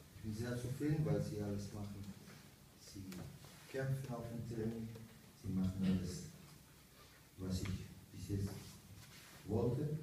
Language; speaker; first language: German; non-native, fluent; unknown